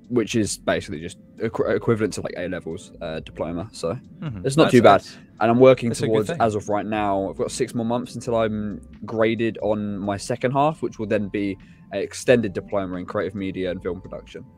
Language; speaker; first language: English; native; English